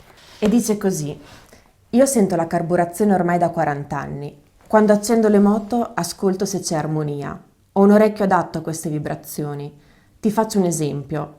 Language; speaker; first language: Italian; native; Italian